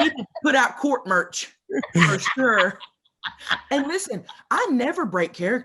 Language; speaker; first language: English; native; English